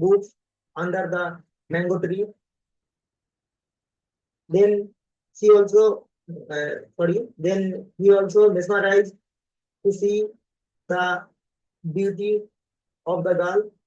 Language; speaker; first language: English; non-native, learner; Bangla